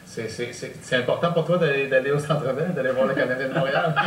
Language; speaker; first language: French; native; French